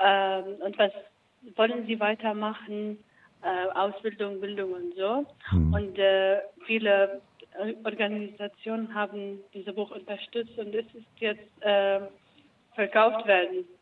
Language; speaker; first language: German; non-native, learner; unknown